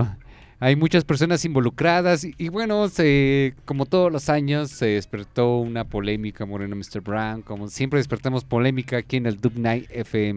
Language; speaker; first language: Spanish; native; Spanish